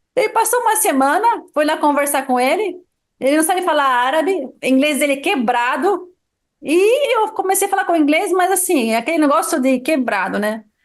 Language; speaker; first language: Portuguese; non-native, fluent; Arabic